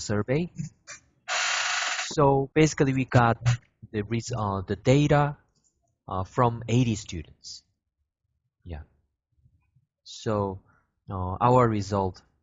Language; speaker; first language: English; non-native, learner; Korean